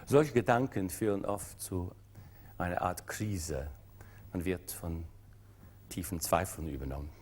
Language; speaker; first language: German; non-native, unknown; English